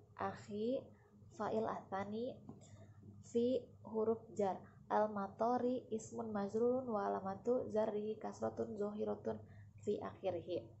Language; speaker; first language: Arabic; non-native, learner; Indonesian